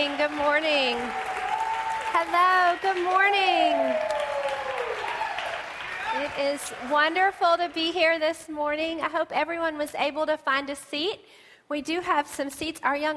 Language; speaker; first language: English; native; English